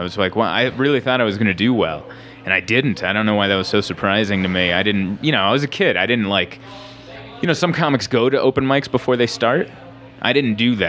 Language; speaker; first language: English; native; English